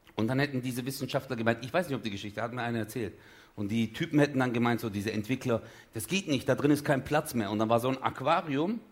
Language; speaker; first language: German; early bilingual, other home language; Turkish